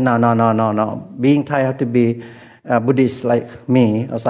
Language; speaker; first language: English; non-native, learner; Lao